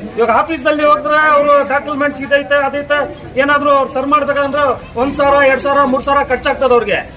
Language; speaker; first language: Kannada; non-native, local second language; Urdu